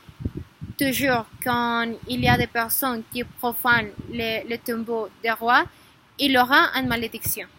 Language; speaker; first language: French; non-native, learner; Spanish